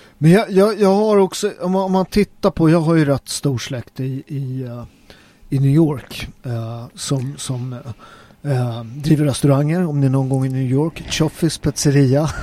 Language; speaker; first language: Swedish; native; Swedish